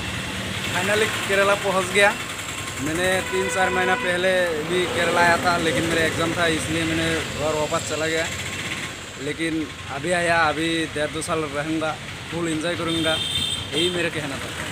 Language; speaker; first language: Hindi; non-native, local second language; Assamese